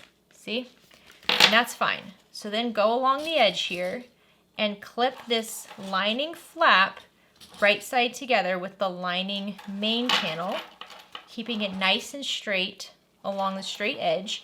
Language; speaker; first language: English; native; English